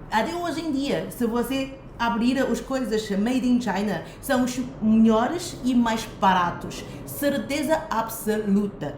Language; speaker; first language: Portuguese; non-native, fluent; Chinese